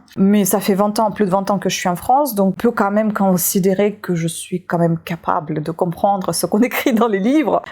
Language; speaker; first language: French; non-native, fluent; Russian